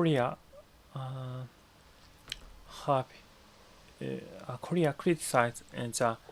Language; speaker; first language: English; non-native, learner; Japanese